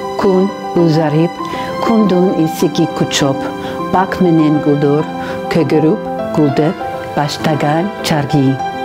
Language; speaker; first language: Kyrgyz; non-native, learner; English